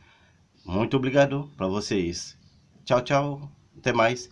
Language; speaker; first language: Portuguese; non-native, learner; Haitian Creole